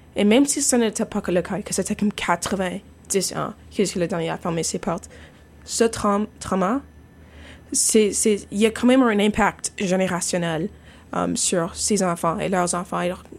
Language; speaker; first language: French; non-native, fluent; English